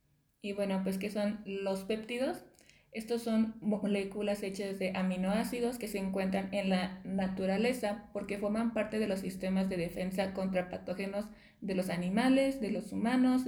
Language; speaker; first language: Spanish; native; Spanish